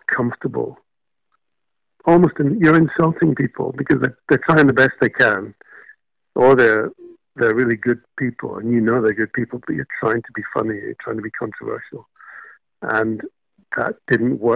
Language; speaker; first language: English; native; English